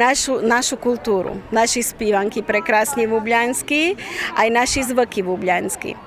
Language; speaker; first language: Slovak; non-native, local second language; Rusyn